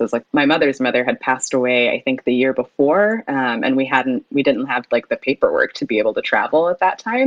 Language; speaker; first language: English; native; English